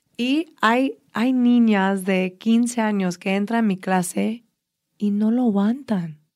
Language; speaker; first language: Spanish; early bilingual, heritage; Spanish